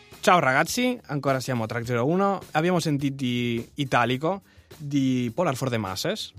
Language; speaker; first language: Italian; non-native, fluent; Catalan